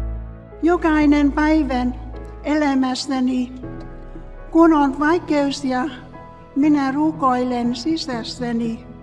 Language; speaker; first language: Finnish; non-native, learner; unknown